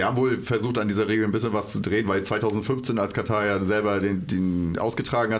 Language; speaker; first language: German; native; German